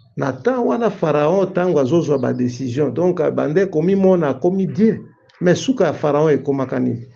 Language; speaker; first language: Lingala; non-native, local second language; Swahili